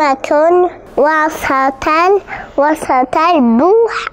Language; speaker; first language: Arabic; early bilingual, heritage; Arabic